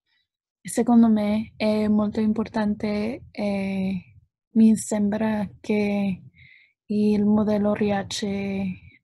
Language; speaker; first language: Italian; non-native, learner; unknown